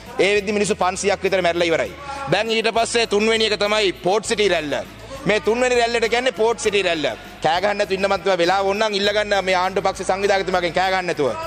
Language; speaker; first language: Sinhala; non-native, local second language; Tamil